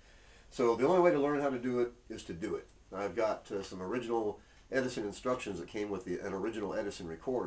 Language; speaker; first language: English; native; English